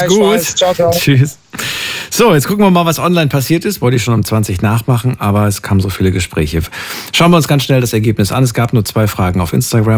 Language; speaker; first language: German; native; German